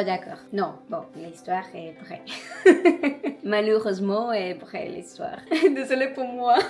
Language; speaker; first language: French; non-native, learner; Spanish